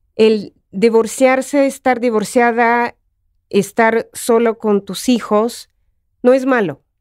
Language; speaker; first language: Spanish; non-native, fluent; Russian